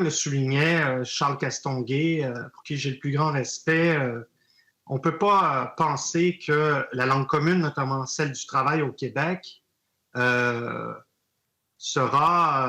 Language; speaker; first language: French; native; French